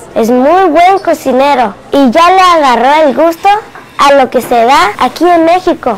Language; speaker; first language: Spanish; early bilingual, other home language; Cantonese